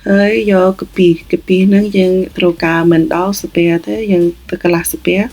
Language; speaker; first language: Khmer; early bilingual, other home language; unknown